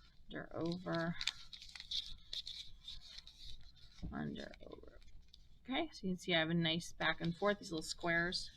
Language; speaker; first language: English; native; English